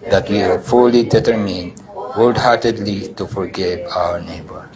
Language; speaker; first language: English; non-native, local second language; Filipino